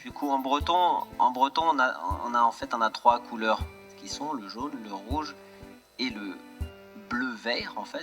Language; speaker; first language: French; native; French